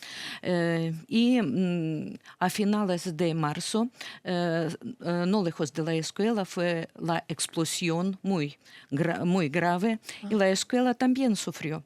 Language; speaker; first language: Spanish; non-native, fluent; Ukrainian